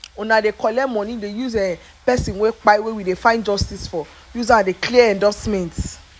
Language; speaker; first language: Nigerian Pidgin; non-native, local second language; Yoruba